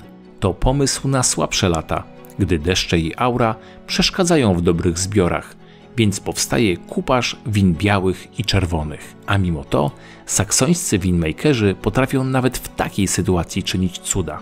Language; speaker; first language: Polish; native; Polish